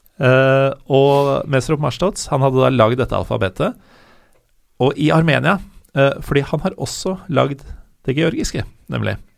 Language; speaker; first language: Norwegian; native; Norwegian